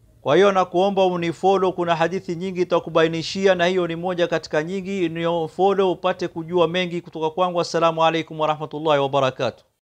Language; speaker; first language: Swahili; native; Swahili